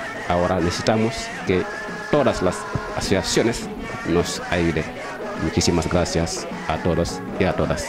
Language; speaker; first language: Spanish; non-native, fluent; Wolof